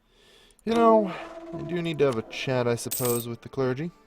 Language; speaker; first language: English; native; English